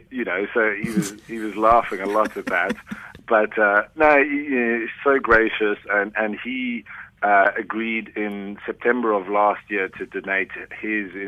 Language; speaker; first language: English; native; English